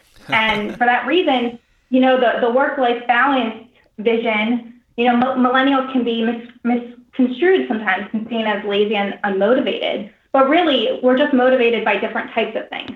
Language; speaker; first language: English; native; English